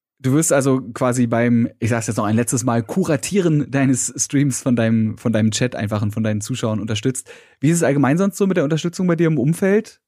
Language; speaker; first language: German; native; German